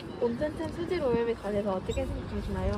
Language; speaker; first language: Korean; native; Korean